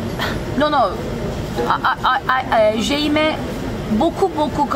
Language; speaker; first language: French; non-native, learner; Turkish